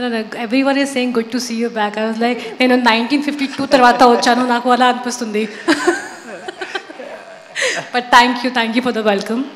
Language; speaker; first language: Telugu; non-native, fluent; Hindi